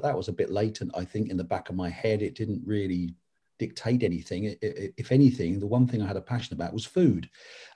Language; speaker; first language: English; native; English